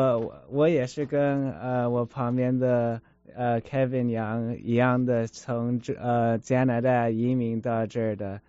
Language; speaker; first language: Chinese; early bilingual, heritage; Chinese